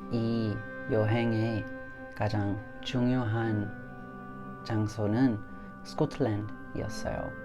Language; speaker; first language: Korean; non-native, learner; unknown